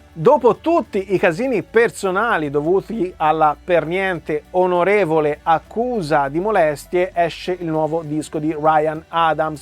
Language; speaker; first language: Italian; native; Italian